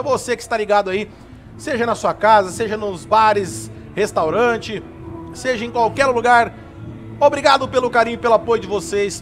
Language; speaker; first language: Portuguese; native; Portuguese